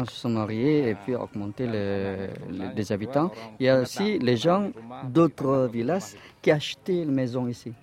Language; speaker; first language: French; non-native, fluent; Indonesian